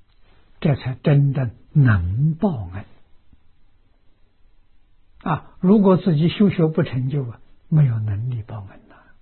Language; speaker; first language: Chinese; native; Chinese